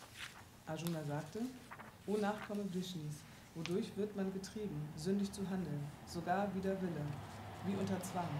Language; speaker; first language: German; native; German